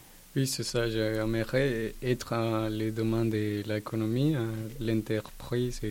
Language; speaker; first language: French; non-native, learner; Spanish